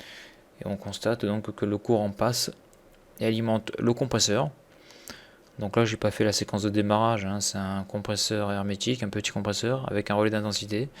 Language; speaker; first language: French; native; French